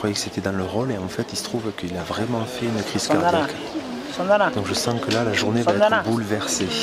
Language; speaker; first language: French; native; French